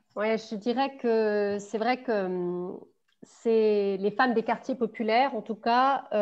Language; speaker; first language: French; native; French